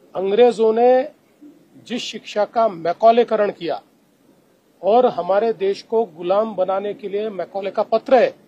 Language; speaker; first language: Hindi; non-native, local second language; Marathi